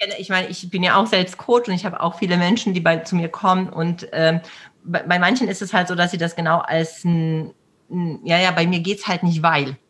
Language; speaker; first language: German; early bilingual, other home language; Polish